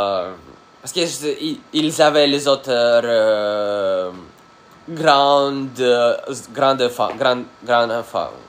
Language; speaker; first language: French; non-native, learner; Russian